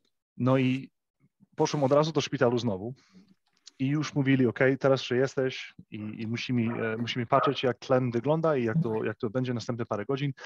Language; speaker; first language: Polish; early bilingual, heritage; English